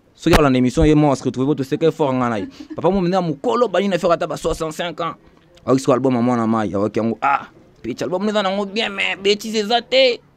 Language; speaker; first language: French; non-native, local second language; Lingala